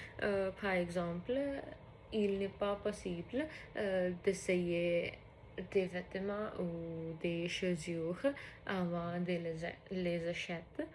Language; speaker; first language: French; non-native, learner; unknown